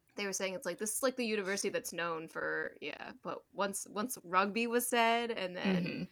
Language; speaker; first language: English; native; English